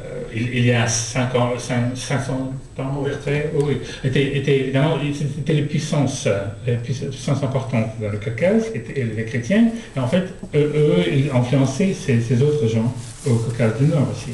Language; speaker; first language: French; non-native, fluent; Russian